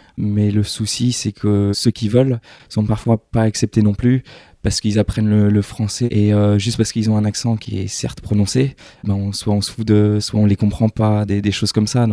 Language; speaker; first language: French; early bilingual, other home language; English